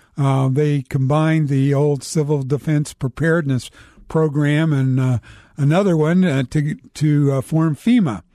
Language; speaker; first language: English; native; English